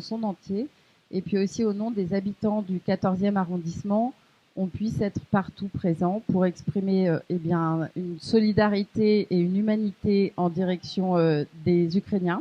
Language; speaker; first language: French; native; French